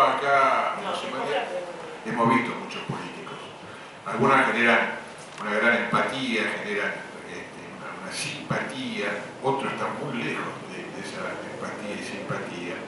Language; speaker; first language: Spanish; native; Spanish